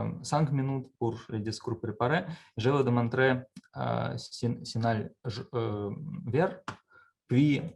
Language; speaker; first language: French; non-native, learner; Russian